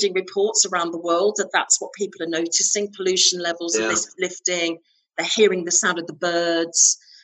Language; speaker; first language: English; native; English